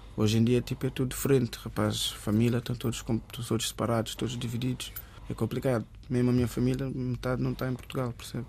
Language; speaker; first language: Portuguese; early bilingual, other home language; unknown